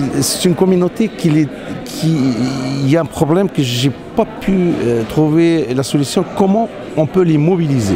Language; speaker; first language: French; non-native, local second language; Arabic